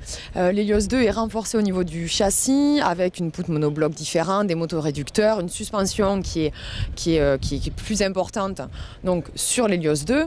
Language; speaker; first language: French; native; French